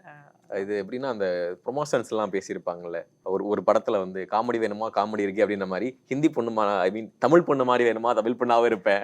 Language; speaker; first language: Tamil; native; Tamil